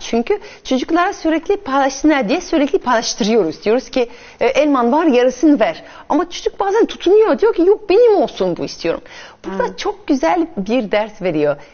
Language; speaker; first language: Turkish; non-native, fluent; French